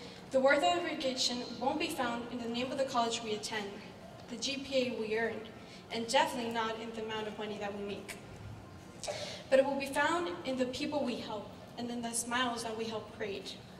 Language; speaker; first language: English; early bilingual, other home language; Spanish